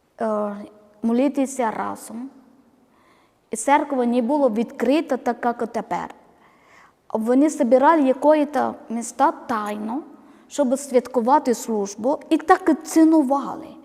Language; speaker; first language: Ukrainian; non-native, learner; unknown